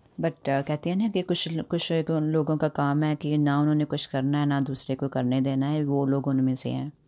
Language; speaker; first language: Hindi; non-native, local second language; Punjabi